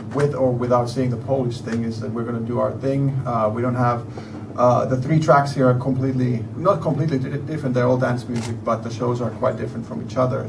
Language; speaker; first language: English; non-native, fluent; Finnish